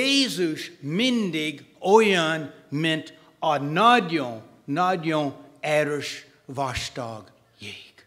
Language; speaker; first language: Hungarian; non-native, fluent; English